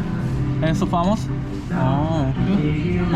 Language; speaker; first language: Spanish; non-native, learner; Korean